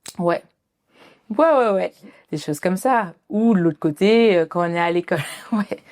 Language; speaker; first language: French; early bilingual, other home language; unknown